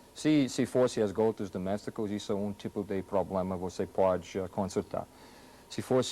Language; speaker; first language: Portuguese; non-native, fluent; English